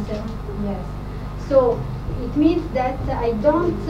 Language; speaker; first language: English; non-native, fluent; Italian